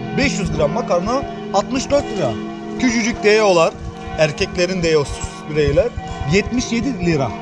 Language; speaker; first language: Turkish; early bilingual, heritage; Turkish